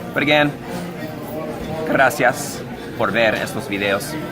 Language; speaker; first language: Spanish; non-native, fluent; English